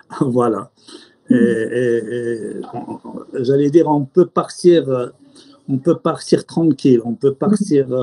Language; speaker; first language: French; non-native, local second language; Arabic